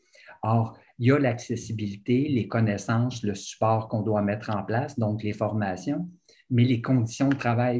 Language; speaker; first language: French; native; French